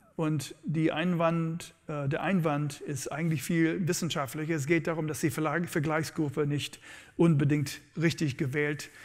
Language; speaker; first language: German; non-native, fluent; English